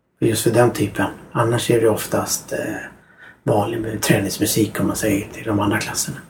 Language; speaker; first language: Swedish; native; Swedish